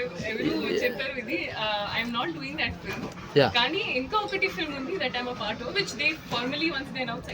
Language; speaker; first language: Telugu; non-native, local second language; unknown